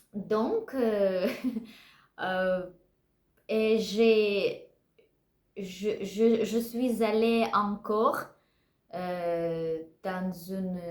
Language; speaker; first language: French; non-native, learner; Russian